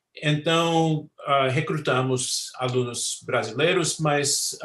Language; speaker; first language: Portuguese; non-native, fluent; English